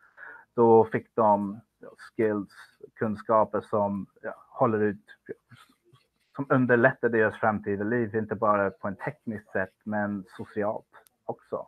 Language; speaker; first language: Swedish; non-native, fluent; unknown